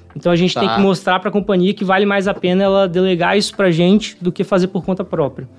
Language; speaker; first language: Portuguese; native; Portuguese